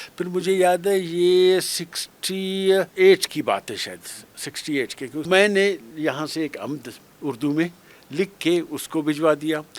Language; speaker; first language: Urdu; non-native, local second language; Brahui